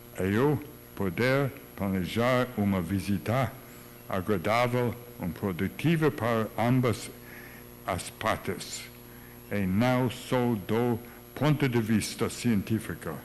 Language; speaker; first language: Portuguese; non-native, learner; English